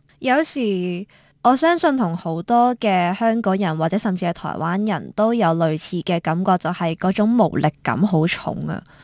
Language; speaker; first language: Cantonese; native; Cantonese